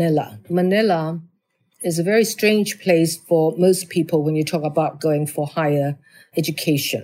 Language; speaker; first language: English; non-native, local second language; Cantonese